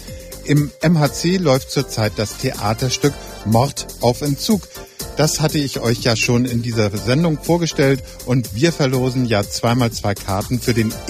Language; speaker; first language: German; native; German